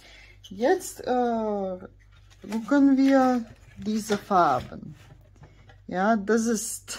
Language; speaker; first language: German; non-native, fluent; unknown